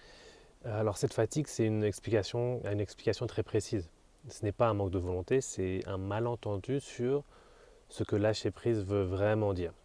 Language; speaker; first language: French; native; French